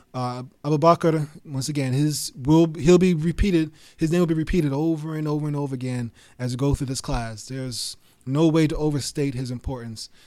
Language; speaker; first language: English; native; English